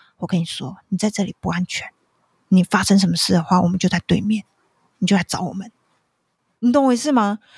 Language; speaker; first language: Chinese; native; Chinese